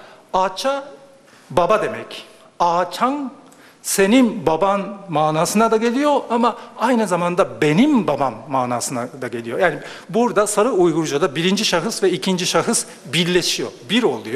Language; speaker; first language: Turkish; non-native, fluent; Japanese